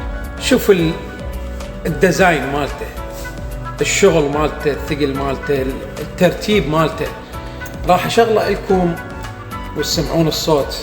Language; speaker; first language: Arabic; native; Arabic